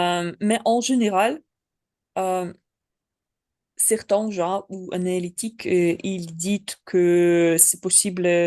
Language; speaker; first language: French; non-native, learner; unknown